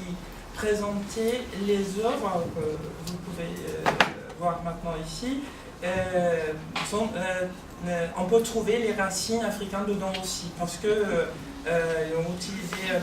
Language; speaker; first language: French; non-native, fluent; Persian